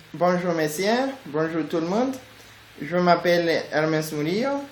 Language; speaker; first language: French; non-native, learner; Spanish